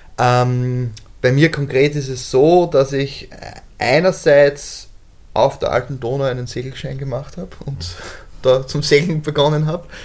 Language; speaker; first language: German; native; German